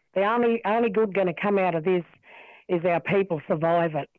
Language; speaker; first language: English; native; English